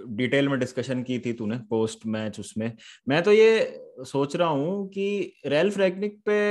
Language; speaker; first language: Hindi; native; Hindi